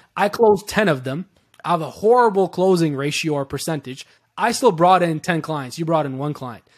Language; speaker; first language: English; early bilingual, other home language; Persian